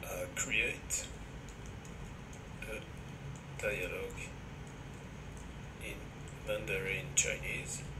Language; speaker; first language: English; non-native, fluent; French